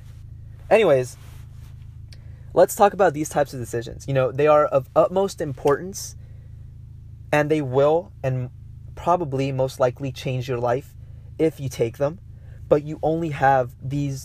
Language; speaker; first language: English; non-native, fluent; Spanish